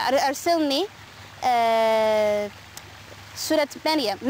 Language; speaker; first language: Arabic; non-native, learner; English